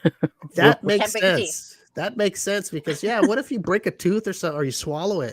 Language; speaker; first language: English; native; English